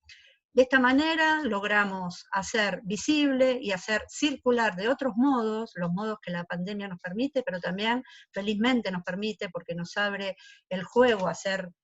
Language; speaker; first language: Spanish; native; Spanish